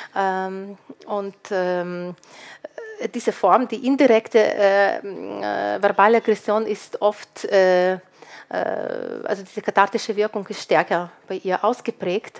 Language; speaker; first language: German; non-native, fluent; Ukrainian